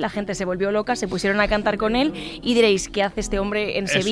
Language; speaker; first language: Spanish; native; Spanish